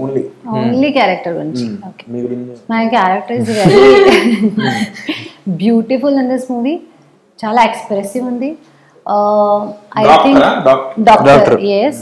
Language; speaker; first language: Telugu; non-native, learner; Hindi